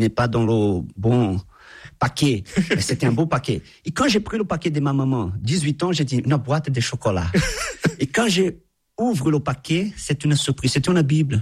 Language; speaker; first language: French; non-native, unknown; Portuguese